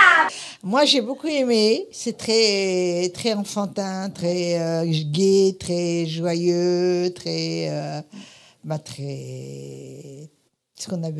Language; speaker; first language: French; native; French